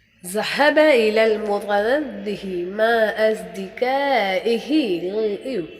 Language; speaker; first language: Arabic; non-native, fluent; Urdu